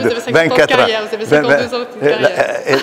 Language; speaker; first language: French; native; French